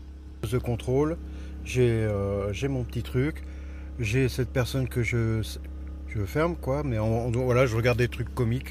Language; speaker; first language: French; native; French